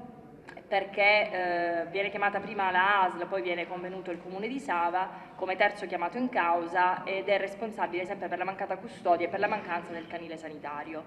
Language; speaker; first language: Italian; native; Italian